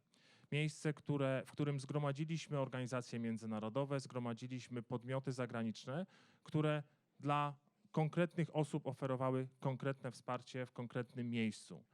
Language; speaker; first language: Polish; native; Polish